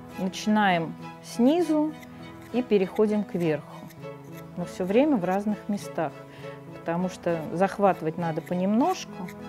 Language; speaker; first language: Russian; native; Russian